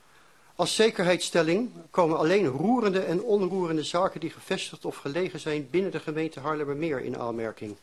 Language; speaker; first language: Dutch; native; Dutch